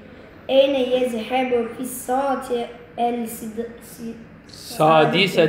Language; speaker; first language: Arabic; non-native, learner; Turkish